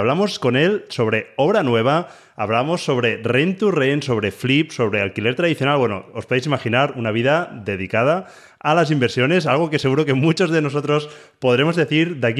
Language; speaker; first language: Spanish; native; Spanish